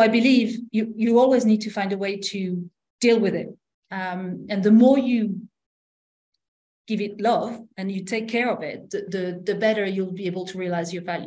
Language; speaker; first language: English; non-native, fluent; French